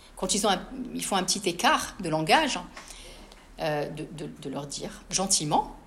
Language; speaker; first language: French; non-native, local second language; Arabic